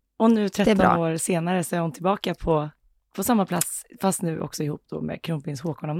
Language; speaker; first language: Swedish; native; Swedish